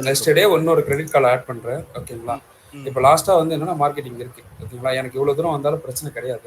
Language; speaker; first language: Tamil; native; Tamil